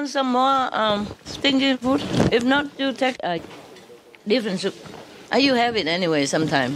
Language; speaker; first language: English; non-native, fluent; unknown